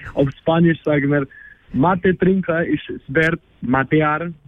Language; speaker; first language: German; non-native, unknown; Spanish